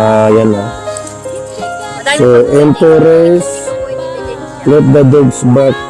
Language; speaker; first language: Filipino; native; Filipino